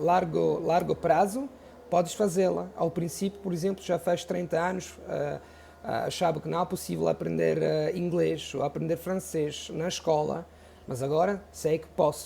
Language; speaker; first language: Portuguese; non-native, fluent; Italian